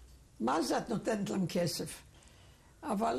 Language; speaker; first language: Hebrew; non-native, fluent; Yiddish